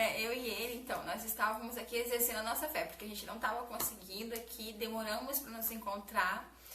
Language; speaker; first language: Portuguese; native; Portuguese